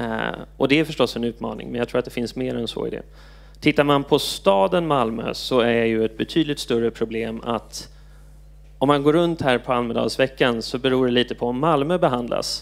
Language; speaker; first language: Swedish; native; Swedish